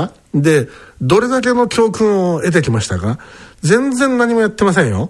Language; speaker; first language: Japanese; native; Japanese